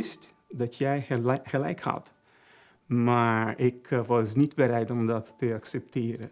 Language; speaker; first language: Dutch; non-native, fluent; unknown